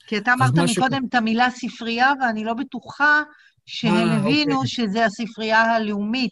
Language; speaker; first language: Hebrew; native; Hebrew